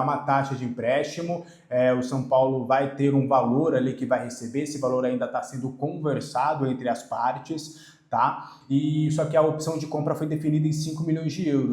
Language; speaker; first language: Portuguese; native; Portuguese